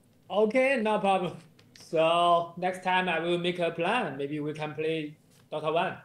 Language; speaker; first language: English; non-native, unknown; Chinese